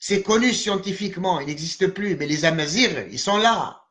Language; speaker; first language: French; non-native, local second language; Arabic